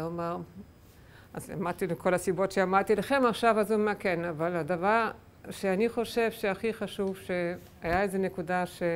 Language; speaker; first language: Hebrew; non-native, fluent; German